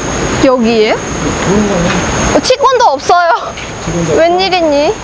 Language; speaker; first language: Korean; non-native, learner; Vietnamese